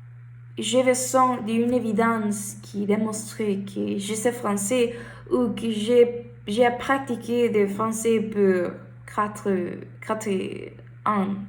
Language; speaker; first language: French; non-native, learner; Spanish